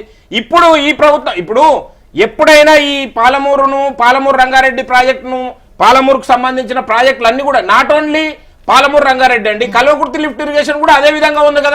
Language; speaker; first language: Telugu; native; Telugu